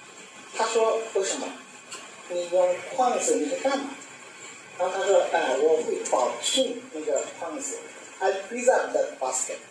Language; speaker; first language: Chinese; non-native, learner; Bangla